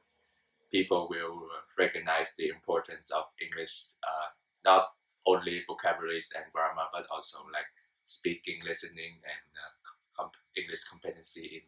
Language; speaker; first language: English; non-native, fluent; Vietnamese